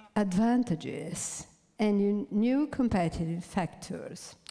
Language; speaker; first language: English; non-native, fluent; Italian